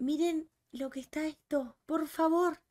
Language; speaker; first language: Spanish; native; Spanish